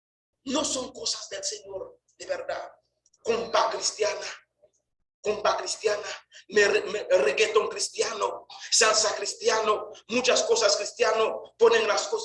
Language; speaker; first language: Spanish; non-native, fluent; Haitian Creole